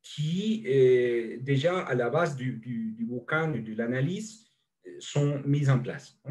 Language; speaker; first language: French; non-native, fluent; Spanish